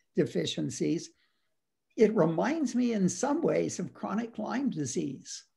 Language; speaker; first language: English; native; English